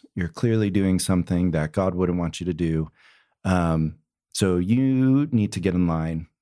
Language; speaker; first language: English; native; English